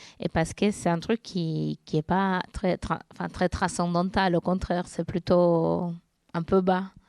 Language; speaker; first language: French; non-native, fluent; Spanish